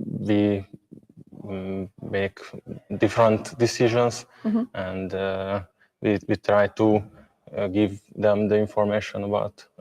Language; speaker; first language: English; non-native, learner; Hungarian